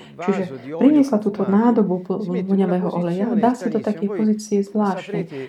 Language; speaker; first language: Slovak; non-native, fluent; Italian